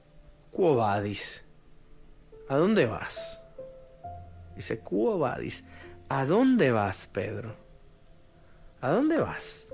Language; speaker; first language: Spanish; native; Spanish